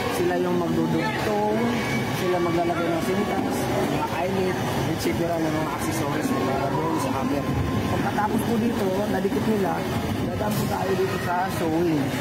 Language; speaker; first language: Filipino; native; Filipino